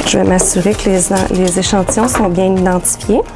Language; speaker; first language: French; native; French